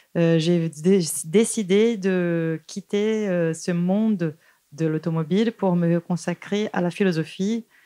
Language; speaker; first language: French; non-native, fluent; Portuguese